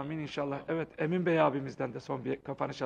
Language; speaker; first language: Turkish; native; Turkish